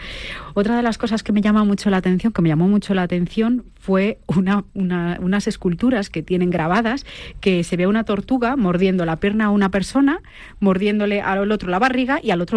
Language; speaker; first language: Spanish; native; Spanish